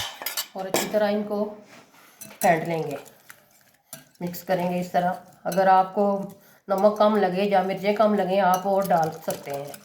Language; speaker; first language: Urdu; non-native, local second language; Punjabi